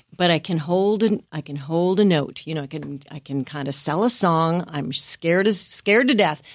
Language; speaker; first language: English; native; English